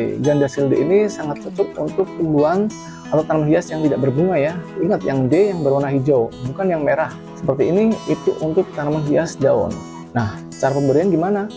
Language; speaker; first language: Indonesian; native; Indonesian